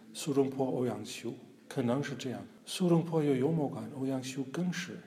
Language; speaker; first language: Chinese; non-native, fluent; German